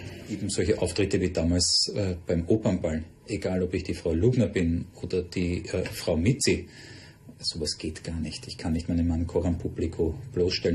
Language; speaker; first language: German; native; German